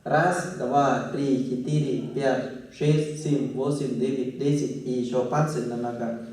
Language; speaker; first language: Russian; non-native, fluent; Thai